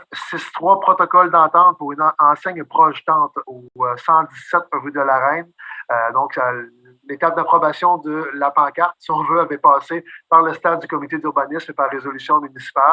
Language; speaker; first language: French; native; French